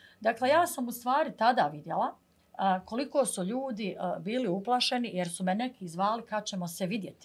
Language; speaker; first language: Bosnian; native; Bosnian